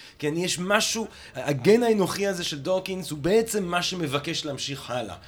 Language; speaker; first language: Hebrew; non-native, fluent; English